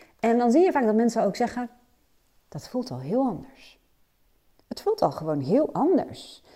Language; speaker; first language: Dutch; native; Dutch